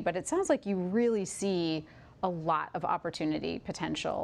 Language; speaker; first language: English; native; English